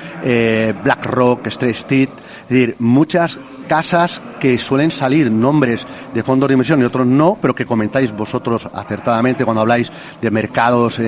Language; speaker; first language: Spanish; native; Spanish